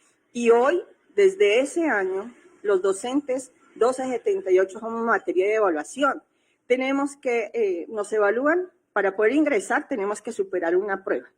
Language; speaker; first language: Spanish; native; Spanish